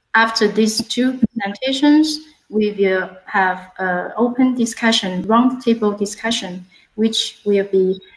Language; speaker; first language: English; non-native, fluent; Chinese